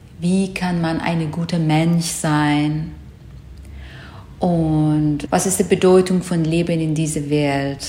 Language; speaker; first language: German; non-native, learner; Persian